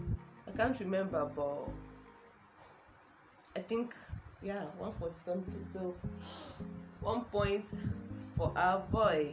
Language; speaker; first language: English; non-native, local second language; Igbo